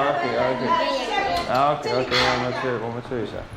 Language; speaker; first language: Chinese; non-native, fluent; English